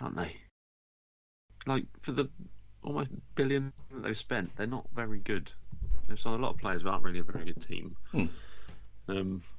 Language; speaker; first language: English; native; English